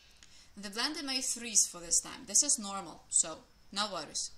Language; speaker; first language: English; non-native, fluent; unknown